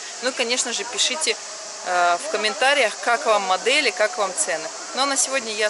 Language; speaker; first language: Russian; native; Russian